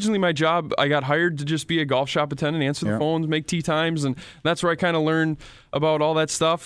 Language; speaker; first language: English; native; English